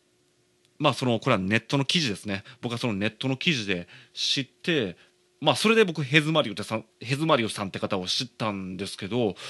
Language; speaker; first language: Japanese; native; Japanese